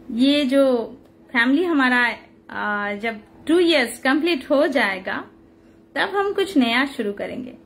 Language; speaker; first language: Hindi; non-native, local second language; Odia